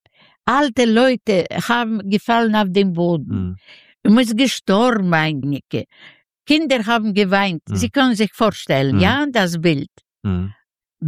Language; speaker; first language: German; non-native, learner; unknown